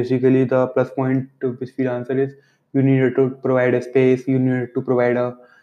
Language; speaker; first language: English; non-native, local second language; Hindi